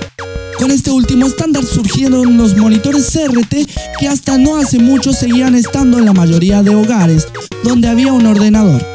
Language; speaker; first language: Spanish; native; Spanish